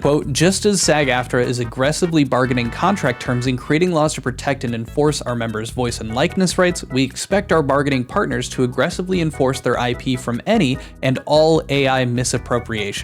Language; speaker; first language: English; native; English